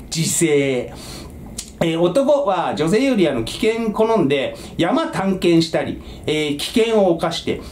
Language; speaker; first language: Japanese; native; Japanese